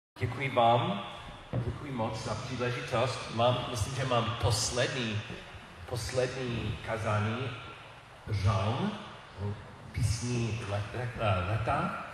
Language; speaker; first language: Czech; non-native, learner; English